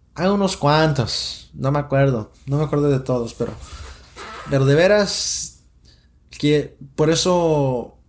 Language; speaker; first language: Spanish; early bilingual, heritage; Spanish